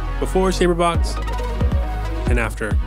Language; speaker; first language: English; native; English